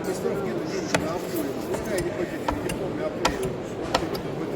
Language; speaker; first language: Russian; native; Russian